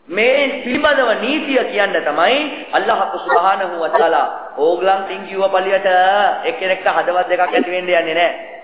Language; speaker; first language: Sinhala; non-native, local second language; Tamil